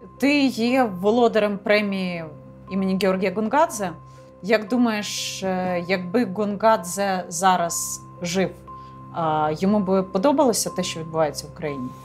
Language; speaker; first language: Ukrainian; native; Ukrainian